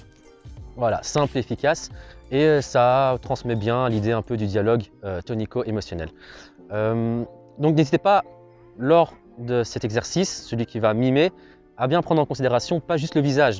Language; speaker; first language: French; native; French